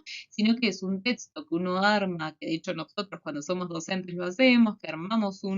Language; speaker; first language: Spanish; native; Spanish